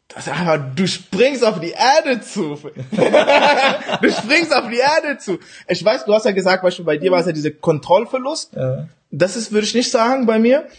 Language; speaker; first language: German; early bilingual, other home language; Urdu